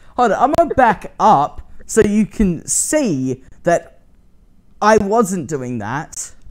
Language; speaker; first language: English; native; English